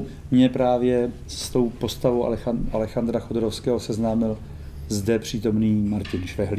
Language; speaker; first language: Czech; native; Czech